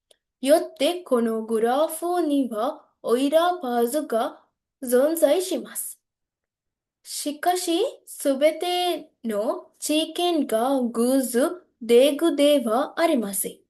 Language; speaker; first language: Japanese; non-native, learner; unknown